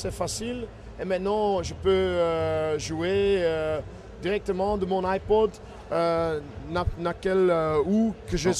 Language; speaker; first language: French; non-native, fluent; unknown